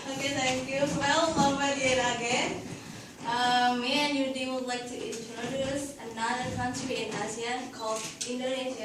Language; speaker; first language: English; non-native, learner; Indonesian